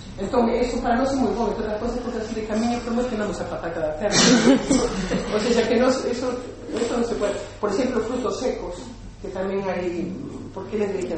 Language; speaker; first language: Galician; non-native, local second language; Spanish